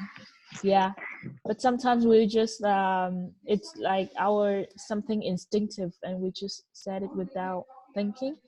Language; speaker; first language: English; non-native, fluent; Vietnamese